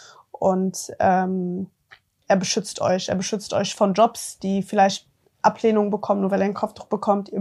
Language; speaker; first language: German; early bilingual, other home language; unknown